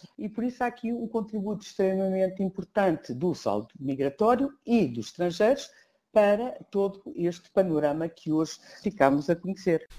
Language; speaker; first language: Portuguese; native; Portuguese